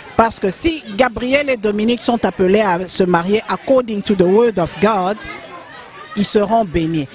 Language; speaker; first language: French; non-native, local second language; Lingala